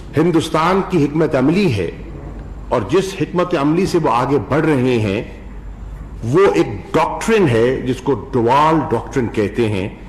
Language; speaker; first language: Urdu; native; Urdu